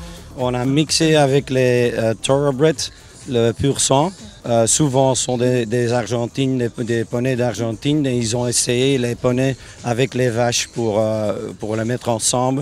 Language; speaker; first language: French; non-native, fluent; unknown